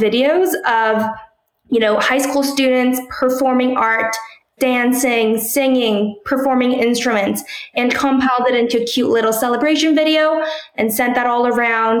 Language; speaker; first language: English; early bilingual, other home language; Korean